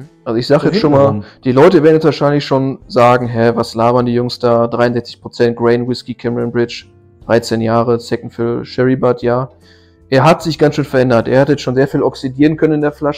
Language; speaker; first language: German; native; German